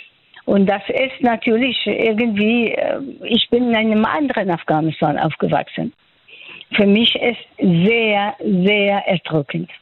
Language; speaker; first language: German; non-native, fluent; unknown